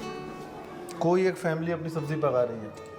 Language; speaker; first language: Hindi; native; Hindi